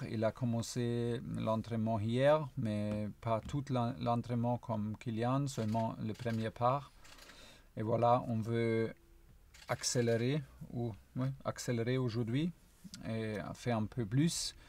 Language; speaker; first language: French; non-native, fluent; German